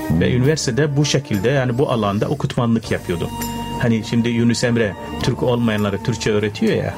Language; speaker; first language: Turkish; non-native, fluent; Arabic